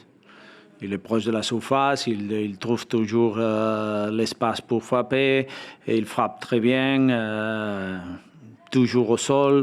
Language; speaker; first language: French; non-native, fluent; Spanish